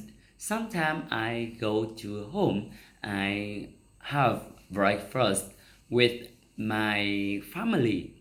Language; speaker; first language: English; non-native, learner; Vietnamese